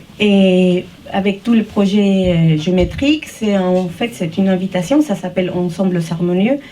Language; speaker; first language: French; early bilingual, heritage; French